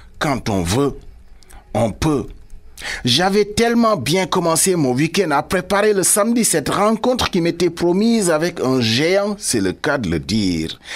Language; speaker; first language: French; non-native, local second language; Wolof